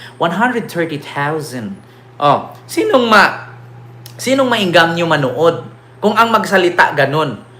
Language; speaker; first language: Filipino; native; Filipino